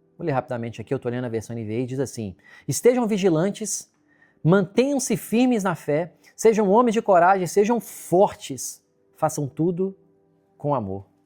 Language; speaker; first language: Portuguese; native; Portuguese